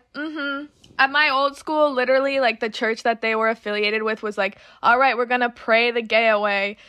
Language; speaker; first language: English; native; English